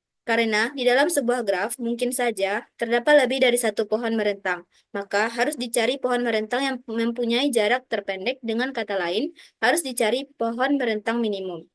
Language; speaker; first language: Indonesian; native; Indonesian